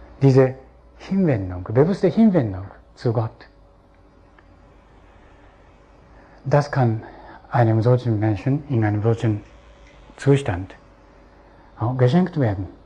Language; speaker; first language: German; non-native, fluent; Japanese